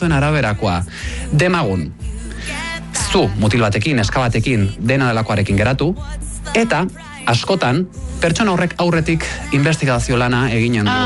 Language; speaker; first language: Basque; native; Basque